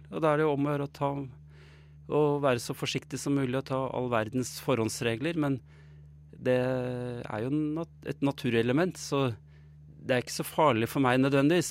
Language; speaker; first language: Norwegian; native; Norwegian